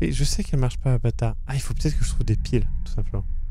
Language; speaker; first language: French; native; French